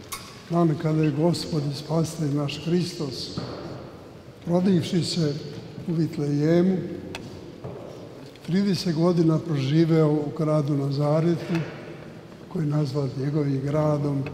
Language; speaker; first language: Serbian; native; Serbian